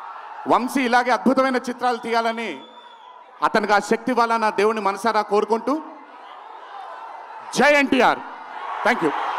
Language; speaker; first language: Telugu; native; Telugu